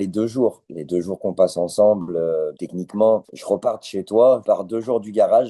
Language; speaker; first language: French; native; French